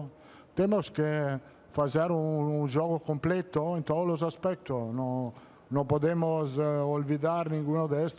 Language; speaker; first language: Portuguese; non-native, fluent; Italian